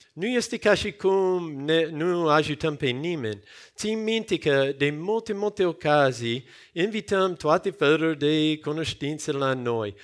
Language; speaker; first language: Romanian; non-native, fluent; English